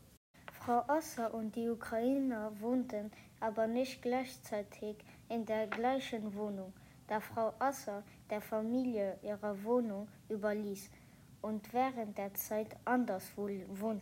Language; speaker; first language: German; non-native, local second language; Luxembourgish